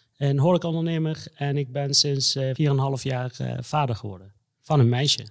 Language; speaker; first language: Dutch; non-native, fluent; Arabic